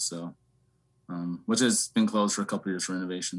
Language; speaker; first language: English; native; English